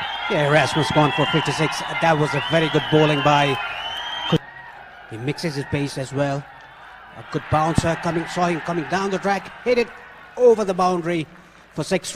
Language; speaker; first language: English; non-native, fluent; Nepali